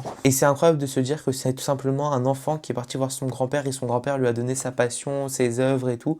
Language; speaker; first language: French; native; French